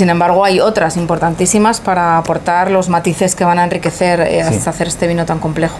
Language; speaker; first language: Spanish; native; Spanish